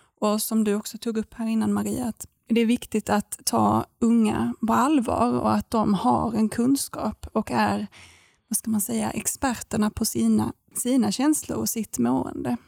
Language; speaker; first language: Swedish; native; Swedish